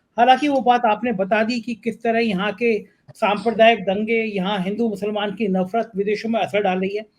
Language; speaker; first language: Hindi; native; Hindi